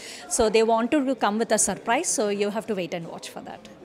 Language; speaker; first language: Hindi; non-native, local second language; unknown